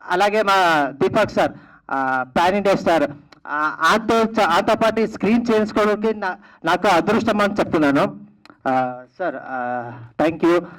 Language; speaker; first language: Telugu; non-native, learner; Kannada